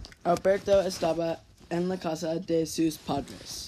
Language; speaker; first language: Spanish; non-native, learner; English